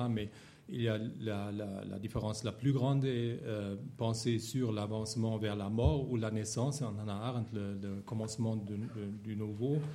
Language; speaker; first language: French; non-native, fluent; German